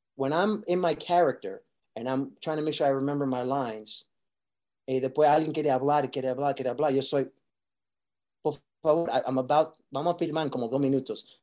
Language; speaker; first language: Spanish; early bilingual, heritage; Spanish